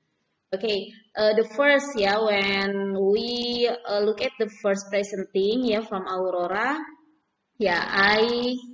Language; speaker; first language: English; non-native, learner; Indonesian